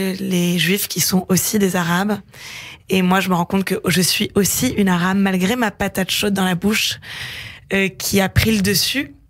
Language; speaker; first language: French; native; French